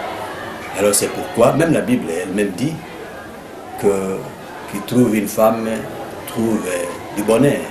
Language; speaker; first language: French; native; French